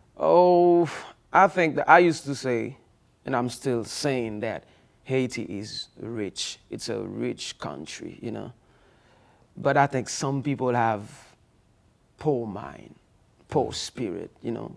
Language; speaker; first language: English; non-native, fluent; Haitian Creole